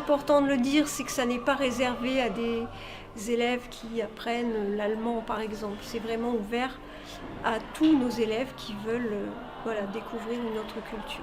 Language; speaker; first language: French; native; French